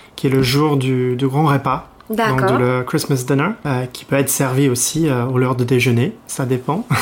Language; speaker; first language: French; non-native, fluent; English